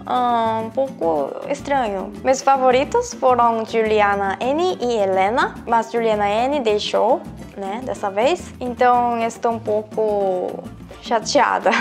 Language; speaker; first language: Portuguese; non-native, fluent; Korean